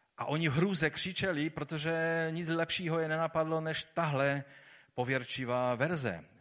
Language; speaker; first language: Czech; native; Czech